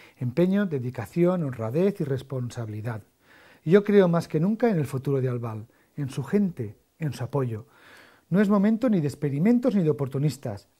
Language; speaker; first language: Spanish; non-native, local second language; Catalan